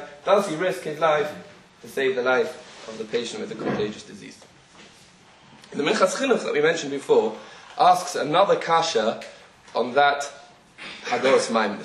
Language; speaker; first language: English; native; English